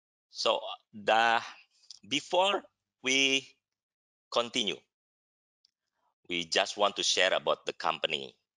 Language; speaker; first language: English; non-native, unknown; Indonesian